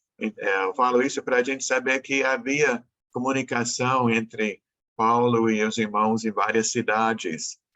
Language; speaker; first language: Portuguese; non-native, fluent; English